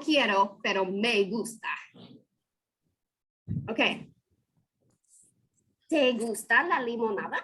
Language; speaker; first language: Spanish; non-native, fluent; English